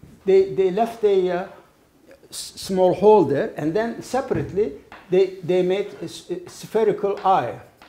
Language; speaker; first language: English; non-native, fluent; Turkish